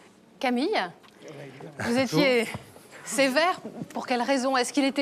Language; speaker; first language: French; native; French